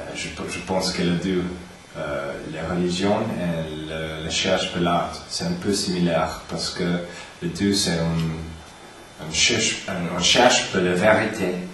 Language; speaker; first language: French; non-native, learner; English